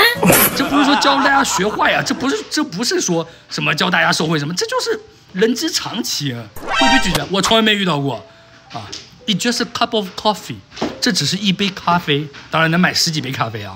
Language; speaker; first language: Chinese; native; Chinese